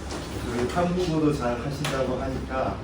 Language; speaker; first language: Korean; native; Korean